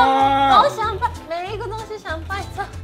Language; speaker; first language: Chinese; non-native, fluent; Japanese